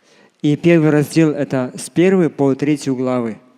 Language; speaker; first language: Russian; native; Russian